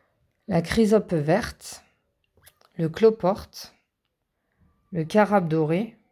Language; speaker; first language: French; native; French